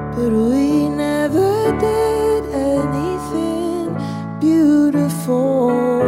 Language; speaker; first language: English; native; English